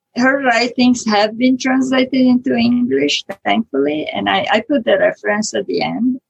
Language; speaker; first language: English; non-native, fluent; Italian